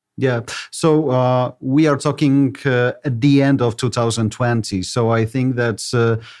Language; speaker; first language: English; non-native, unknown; Polish